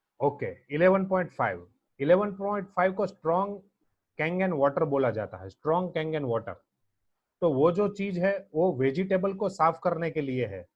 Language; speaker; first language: Hindi; non-native, local second language; Gujarati